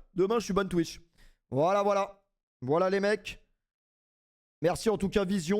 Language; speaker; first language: French; native; French